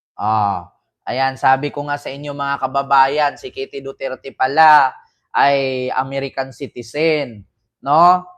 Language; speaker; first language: Filipino; native; Filipino